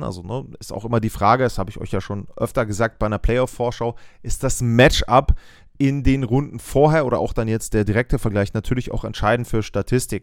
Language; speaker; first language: German; native; German